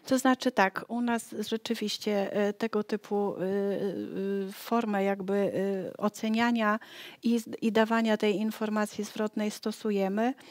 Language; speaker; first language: Polish; native; Polish